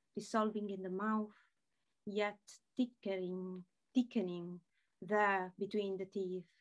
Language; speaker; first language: English; non-native, fluent; Italian